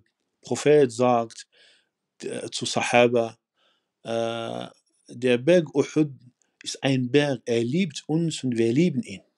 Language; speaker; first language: German; non-native, fluent; Arabic